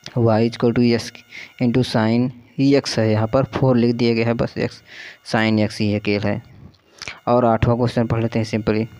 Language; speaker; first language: Hindi; native; Hindi